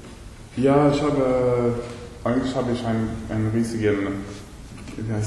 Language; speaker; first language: German; non-native, learner; Swedish